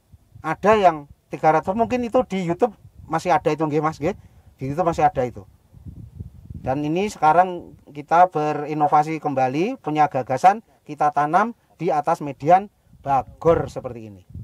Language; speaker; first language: Indonesian; non-native, local second language; Javanese